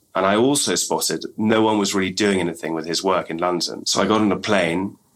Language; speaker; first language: English; native; English